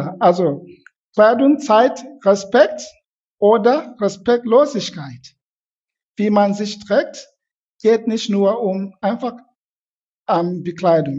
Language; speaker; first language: German; non-native, fluent; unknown